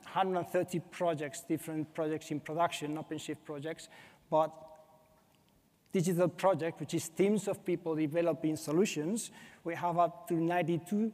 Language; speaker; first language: English; non-native, fluent; Spanish